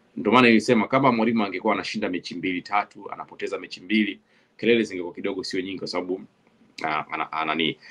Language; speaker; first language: Swahili; native; Swahili